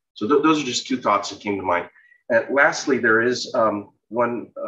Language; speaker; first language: English; native; English